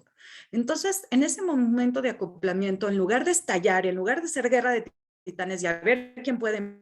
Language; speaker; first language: Spanish; native; Spanish